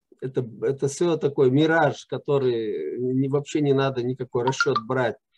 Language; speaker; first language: Russian; non-native, local second language; Chechen